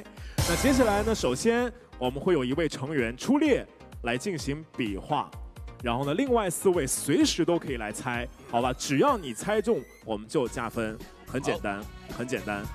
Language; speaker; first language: Chinese; native; Chinese